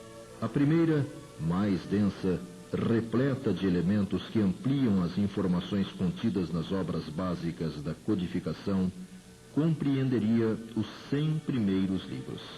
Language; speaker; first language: Portuguese; native; Portuguese